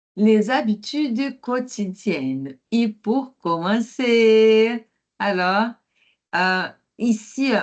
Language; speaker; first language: French; non-native, fluent; Portuguese